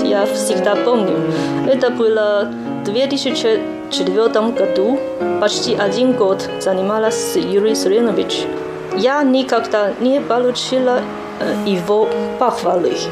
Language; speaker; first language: Russian; non-native, learner; Chinese